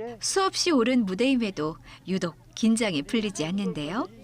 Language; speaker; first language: Korean; native; Korean